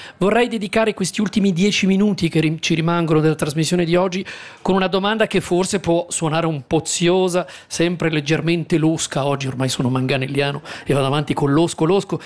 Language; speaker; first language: Italian; native; Italian